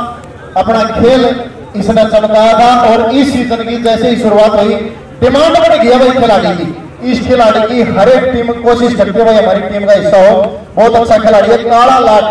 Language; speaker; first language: Hindi; native; Hindi